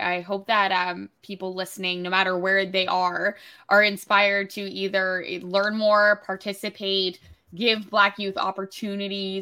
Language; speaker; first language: English; native; English